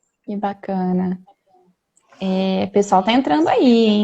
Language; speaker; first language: Portuguese; native; Portuguese